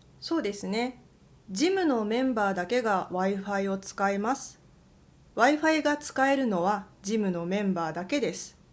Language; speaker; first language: Japanese; native; Japanese